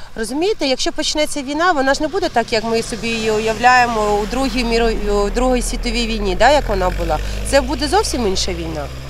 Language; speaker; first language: Ukrainian; native; Ukrainian